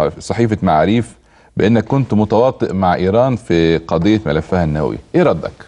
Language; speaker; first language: Arabic; native; Arabic